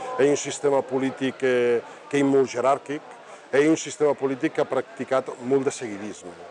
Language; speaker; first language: Catalan; non-native, local second language; Occitan